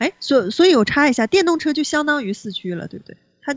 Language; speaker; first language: Chinese; native; Chinese